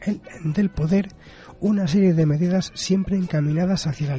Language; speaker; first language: Spanish; native; Spanish